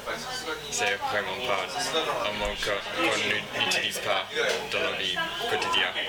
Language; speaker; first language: French; non-native, learner; English